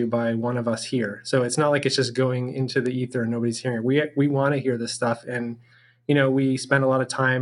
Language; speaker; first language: English; native; English